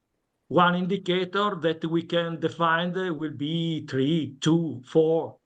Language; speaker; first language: English; non-native, learner; Italian